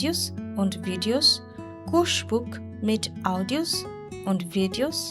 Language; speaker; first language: German; non-native, learner; Bangla